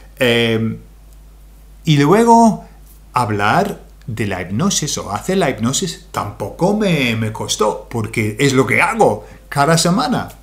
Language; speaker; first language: Spanish; non-native, fluent; English